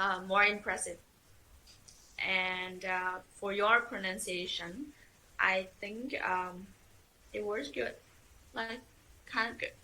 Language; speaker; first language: English; non-native, fluent; Vietnamese